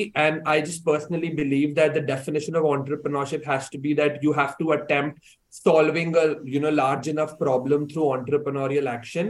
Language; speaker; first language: English; non-native, local second language; Hindi